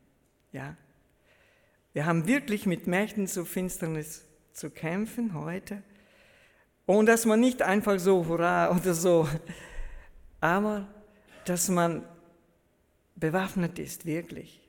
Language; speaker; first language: German; early bilingual, heritage; German